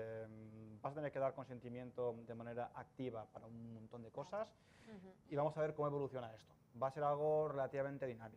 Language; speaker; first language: Spanish; native; Spanish